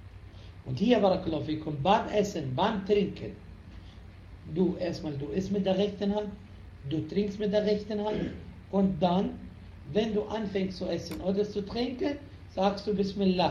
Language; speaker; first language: German; non-native, fluent; Arabic